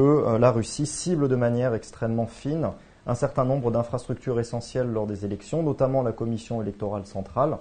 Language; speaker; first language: French; native; French